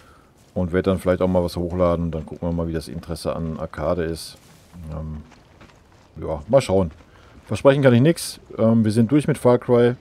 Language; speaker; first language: German; native; German